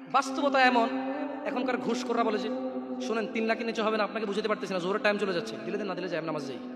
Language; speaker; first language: Bangla; early bilingual, heritage; Bangla